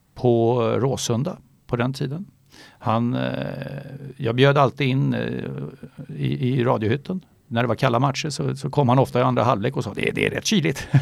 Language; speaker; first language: Swedish; native; Swedish